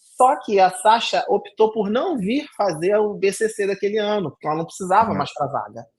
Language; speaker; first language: Portuguese; native; Portuguese